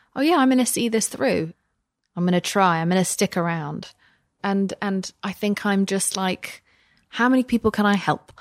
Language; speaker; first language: English; native; English